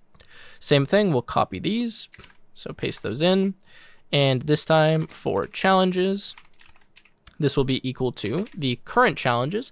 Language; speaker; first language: English; native; English